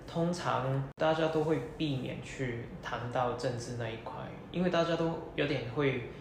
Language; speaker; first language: Chinese; non-native, local second language; Cantonese